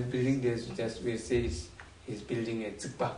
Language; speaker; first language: English; non-native, learner; Tibetan